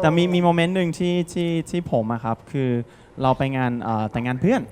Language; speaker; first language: Thai; non-native, fluent; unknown